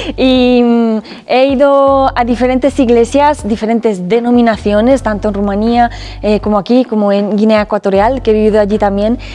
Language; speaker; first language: Spanish; early bilingual, other home language; Romanian